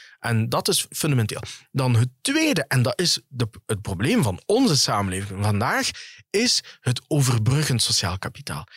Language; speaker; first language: Dutch; early bilingual, other home language; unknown